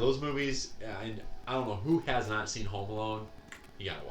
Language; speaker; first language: English; native; English